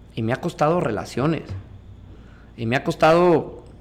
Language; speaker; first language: Spanish; native; Spanish